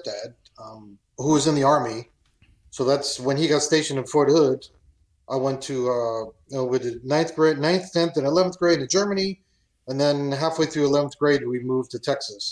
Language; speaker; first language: English; non-native, fluent; German